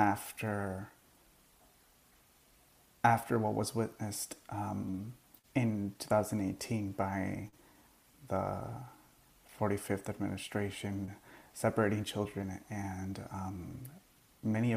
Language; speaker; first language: English; early bilingual, other home language; Spanish